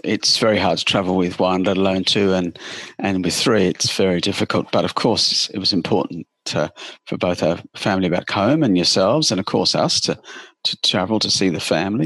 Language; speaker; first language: English; native; English